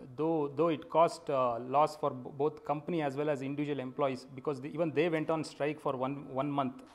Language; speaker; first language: English; non-native, local second language; Kannada